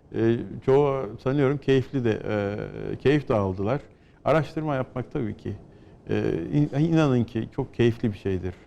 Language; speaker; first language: Turkish; native; Turkish